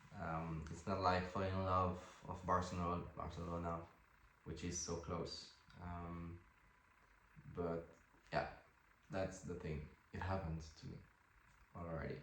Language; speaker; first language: English; non-native, fluent; French